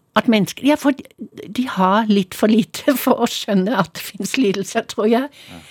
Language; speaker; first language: Norwegian; non-native, fluent; German